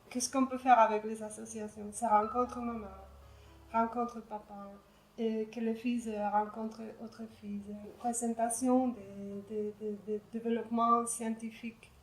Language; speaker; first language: French; non-native, learner; Spanish